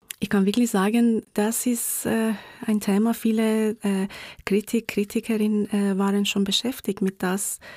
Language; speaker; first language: German; non-native, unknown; Persian